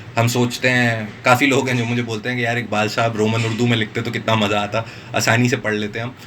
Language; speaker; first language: Urdu; non-native, local second language; Northern Hindko